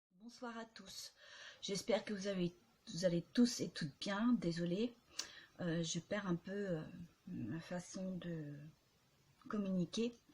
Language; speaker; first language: French; native; French